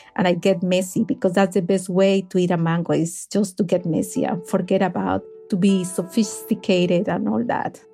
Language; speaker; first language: English; non-native, fluent; Spanish